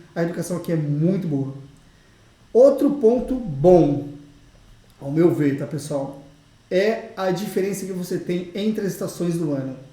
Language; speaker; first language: Portuguese; native; Portuguese